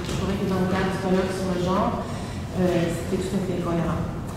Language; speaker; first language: French; native; French